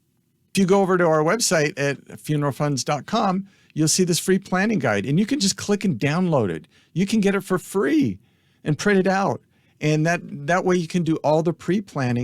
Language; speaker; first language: English; native; English